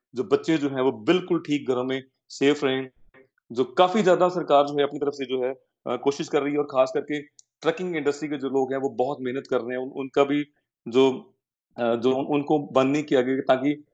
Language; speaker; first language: Hindi; native; Hindi